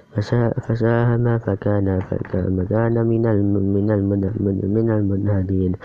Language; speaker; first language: Arabic; non-native, learner; Indonesian